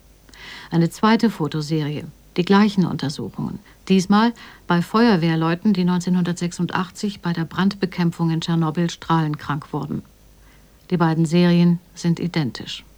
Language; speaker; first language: German; native; German